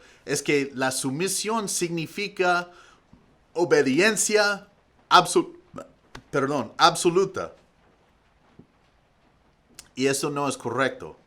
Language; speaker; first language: Spanish; non-native, fluent; English